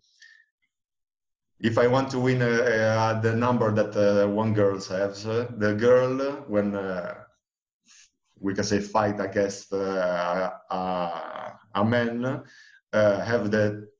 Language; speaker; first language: English; non-native, fluent; Italian